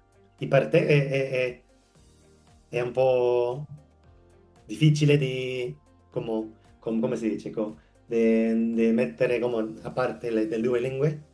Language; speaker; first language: Italian; non-native, learner; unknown